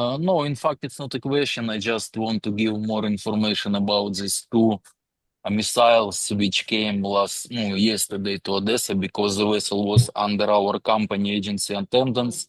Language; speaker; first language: English; non-native, fluent; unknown